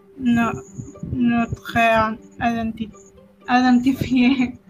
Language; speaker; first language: French; non-native, learner; Spanish